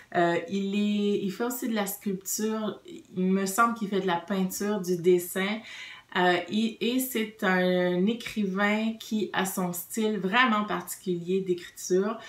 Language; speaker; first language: French; native; French